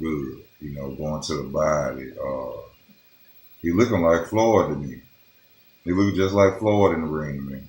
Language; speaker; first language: English; native; English